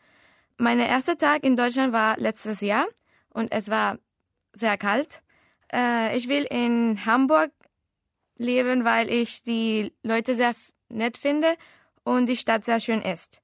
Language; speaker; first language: German; non-native, learner; Spanish